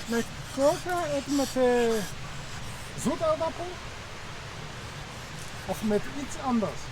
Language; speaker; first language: Dutch; non-native, learner; Kinyarwanda